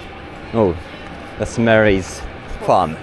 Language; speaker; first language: English; non-native, learner; Japanese